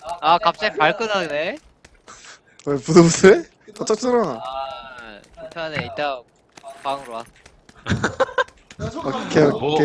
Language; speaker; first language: Korean; native; Korean